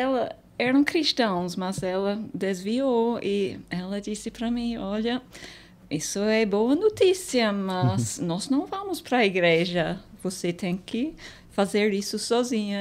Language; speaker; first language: Portuguese; non-native, fluent; English